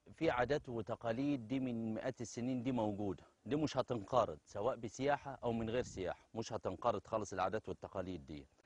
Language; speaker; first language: Egyptian Arabic; non-native, local second language; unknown